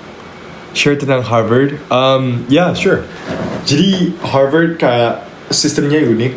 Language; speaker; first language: Indonesian; non-native, local second language; English